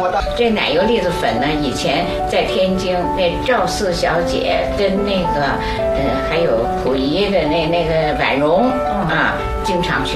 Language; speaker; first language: Chinese; native; Chinese